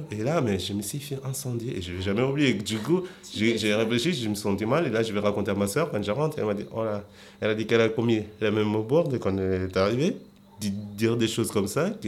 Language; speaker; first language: French; non-native, fluent; Portuguese